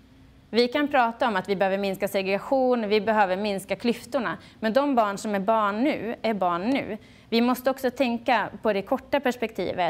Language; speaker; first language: Swedish; native; Swedish